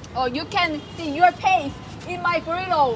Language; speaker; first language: English; non-native, learner; Korean